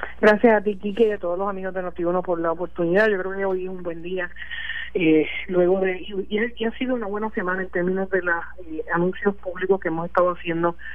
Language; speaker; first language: Spanish; native; Spanish